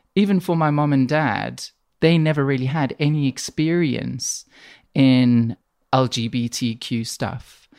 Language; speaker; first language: English; native; English